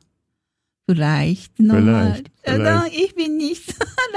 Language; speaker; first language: German; non-native, learner; Japanese